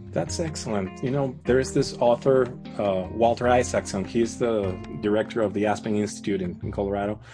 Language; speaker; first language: English; non-native, fluent; Spanish